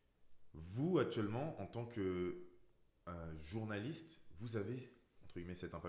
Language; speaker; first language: French; native; French